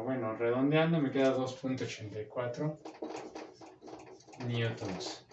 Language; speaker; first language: Spanish; native; Spanish